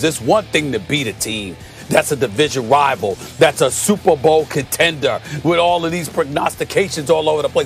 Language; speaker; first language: English; native; English